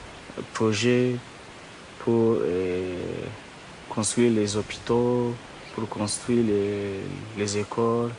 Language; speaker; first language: French; non-native, local second language; Kinyarwanda